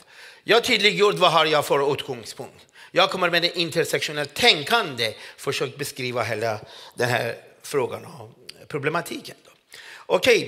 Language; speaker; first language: Swedish; non-native, fluent; Persian